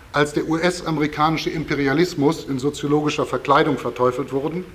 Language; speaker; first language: German; native; German